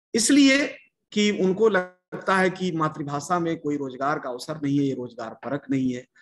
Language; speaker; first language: Hindi; non-native, local second language; Bhojpuri